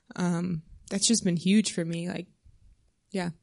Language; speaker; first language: English; native; English